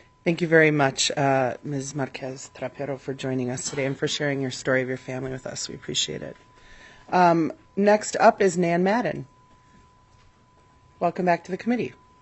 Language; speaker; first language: English; native; English